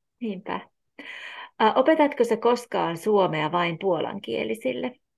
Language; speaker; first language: Finnish; native; Finnish